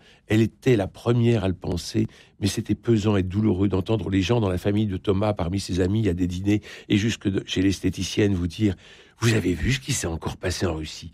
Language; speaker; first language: French; native; French